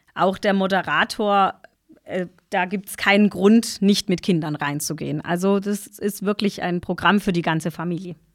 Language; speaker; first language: German; native; German